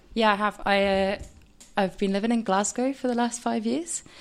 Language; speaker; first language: English; native; English